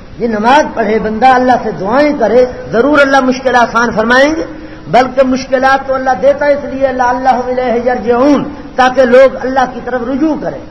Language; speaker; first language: Urdu; non-native, local second language; Punjabi